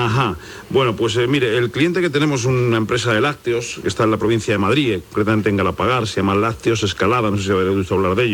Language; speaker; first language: Spanish; native; Spanish